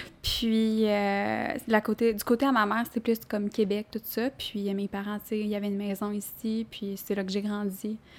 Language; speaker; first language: French; native; French